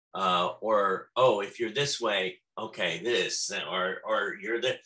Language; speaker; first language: English; native; English